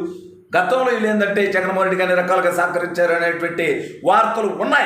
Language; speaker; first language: Telugu; native; Telugu